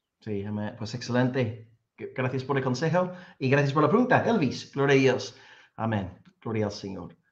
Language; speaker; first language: Spanish; non-native, fluent; English